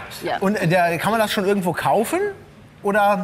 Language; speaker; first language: German; native; German